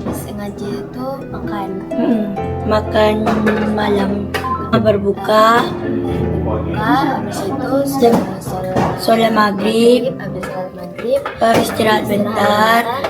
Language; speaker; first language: Indonesian; native; Indonesian